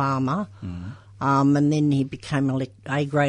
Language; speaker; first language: English; native; English